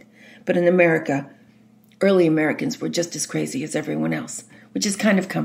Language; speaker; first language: English; native; English